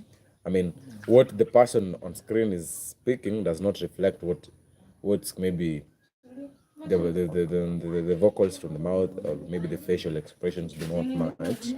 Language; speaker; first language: English; non-native, local second language; Swahili